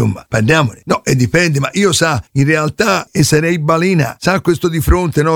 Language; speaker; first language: Italian; native; Italian